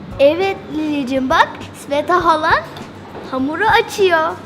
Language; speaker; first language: Turkish; non-native, learner; English